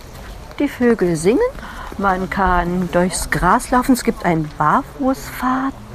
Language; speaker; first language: German; native; German